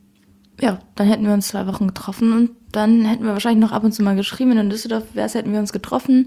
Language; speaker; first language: German; native; German